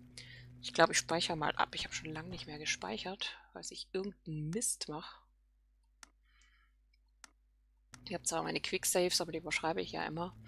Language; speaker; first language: German; native; German